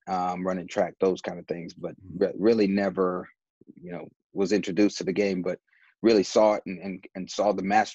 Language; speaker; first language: English; native; English